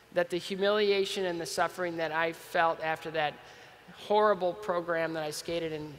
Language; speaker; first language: English; native; English